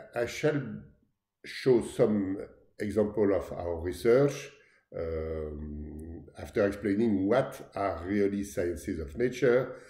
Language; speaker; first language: English; non-native, fluent; French